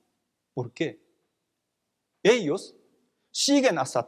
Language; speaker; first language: Spanish; non-native, fluent; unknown